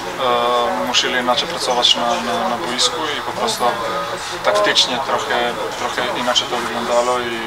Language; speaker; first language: Polish; non-native, fluent; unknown